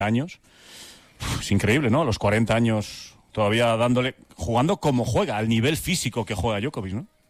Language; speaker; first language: Spanish; native; Spanish